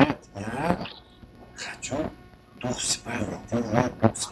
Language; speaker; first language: Russian; non-native, learner; Uzbek